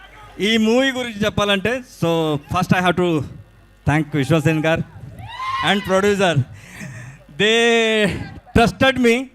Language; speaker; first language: Telugu; non-native, learner; Kannada